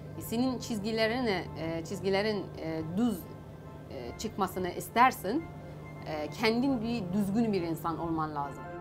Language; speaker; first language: Turkish; non-native, fluent; Persian